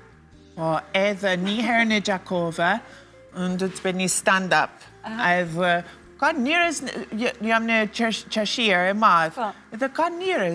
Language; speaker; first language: Albanian; non-native, learner; English